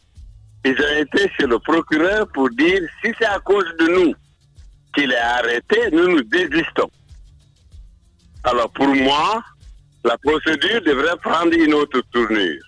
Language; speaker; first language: French; non-native, local second language; Mandingo